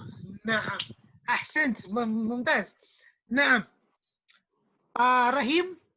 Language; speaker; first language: Arabic; non-native, fluent; Indonesian